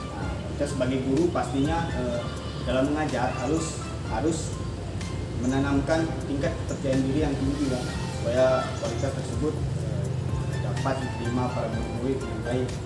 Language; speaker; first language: Indonesian; native; Indonesian